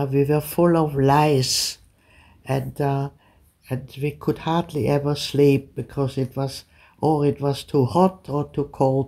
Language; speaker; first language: English; early bilingual, other home language; German